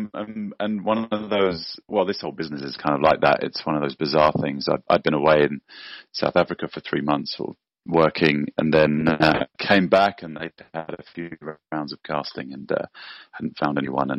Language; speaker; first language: English; native; English